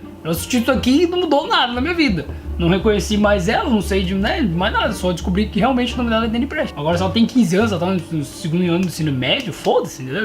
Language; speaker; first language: Portuguese; native; Portuguese